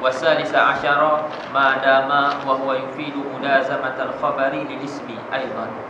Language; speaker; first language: Arabic; non-native, fluent; Malay